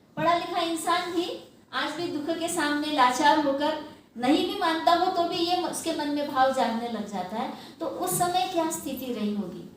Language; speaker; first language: Hindi; non-native, local second language; Marathi